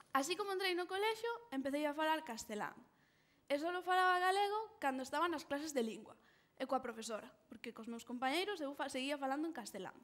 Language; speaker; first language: Galician; non-native, local second language; Spanish